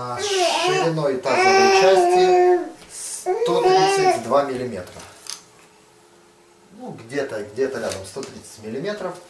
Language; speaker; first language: Russian; native; Russian